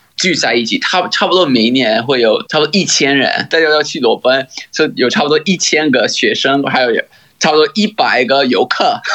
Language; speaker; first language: Chinese; non-native, fluent; English